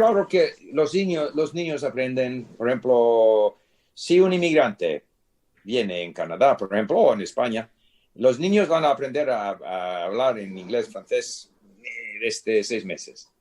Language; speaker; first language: Spanish; non-native, fluent; English